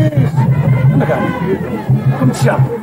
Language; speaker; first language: Portuguese; non-native, local second language; Tsonga